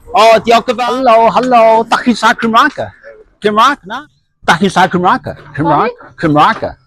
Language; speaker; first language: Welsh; non-native, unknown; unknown